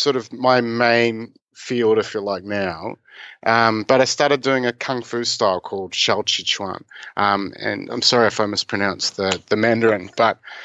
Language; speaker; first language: English; native; English